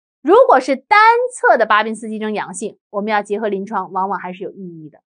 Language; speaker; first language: Chinese; native; Chinese